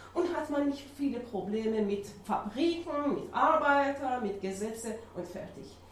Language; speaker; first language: German; non-native, learner; Persian